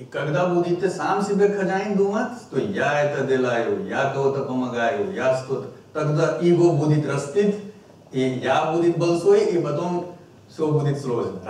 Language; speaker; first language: Russian; non-native, learner; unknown